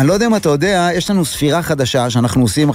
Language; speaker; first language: Hebrew; native; Hebrew